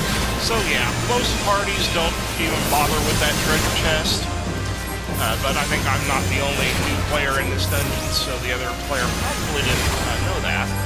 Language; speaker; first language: English; native; English